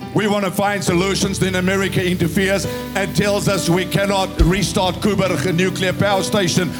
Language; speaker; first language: English; non-native, local second language; Afrikaans